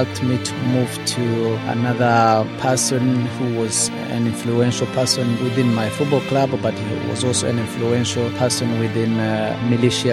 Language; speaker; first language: English; non-native, local second language; Kinyarwanda